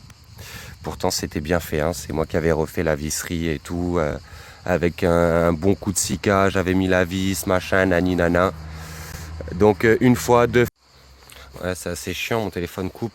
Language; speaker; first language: French; native; French